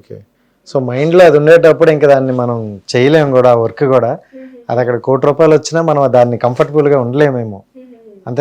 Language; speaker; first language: Telugu; native; Telugu